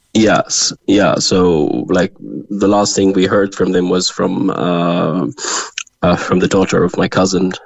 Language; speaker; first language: English; non-native, fluent; Arabic